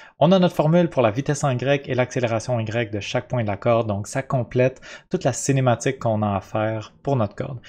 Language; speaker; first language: French; native; French